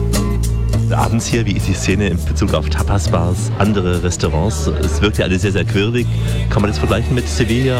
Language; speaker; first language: German; native; German